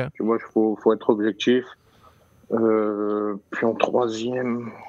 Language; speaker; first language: French; native; French